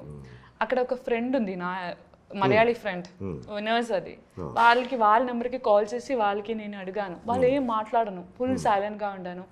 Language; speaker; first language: Telugu; non-native, learner; Malayalam